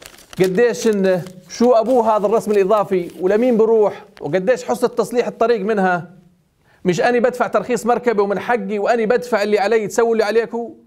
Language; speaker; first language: Arabic; native; Arabic